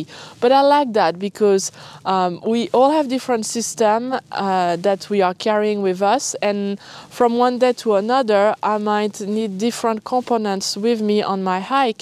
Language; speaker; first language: English; non-native, fluent; French